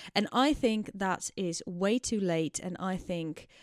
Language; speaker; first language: English; non-native, fluent; Dutch